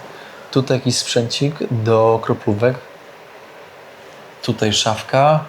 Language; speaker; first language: Polish; native; Polish